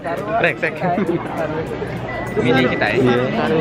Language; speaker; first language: Indonesian; native; Indonesian